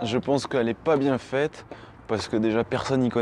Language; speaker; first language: French; native; French